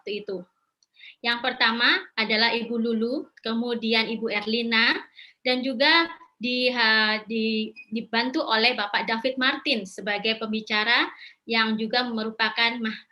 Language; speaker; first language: Indonesian; native; Indonesian